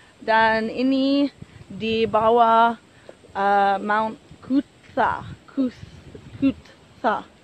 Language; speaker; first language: Indonesian; non-native, learner; English